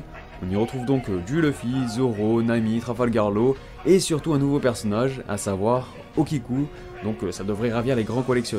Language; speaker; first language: French; native; French